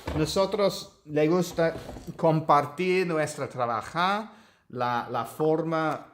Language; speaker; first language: Spanish; non-native, learner; English